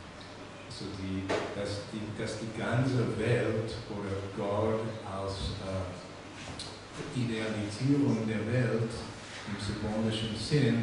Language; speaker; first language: German; non-native, fluent; English